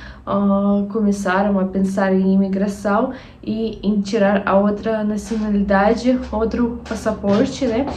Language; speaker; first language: Portuguese; non-native, fluent; Russian